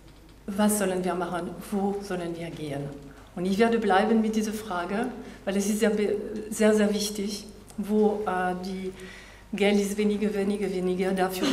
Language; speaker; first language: German; non-native, learner; French